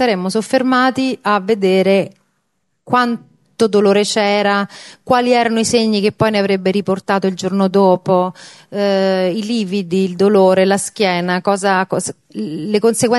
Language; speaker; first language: Italian; native; Italian